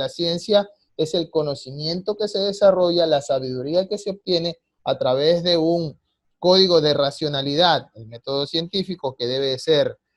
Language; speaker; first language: Spanish; native; Spanish